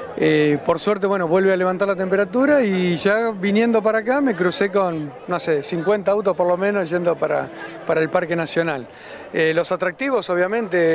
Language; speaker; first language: Spanish; native; Spanish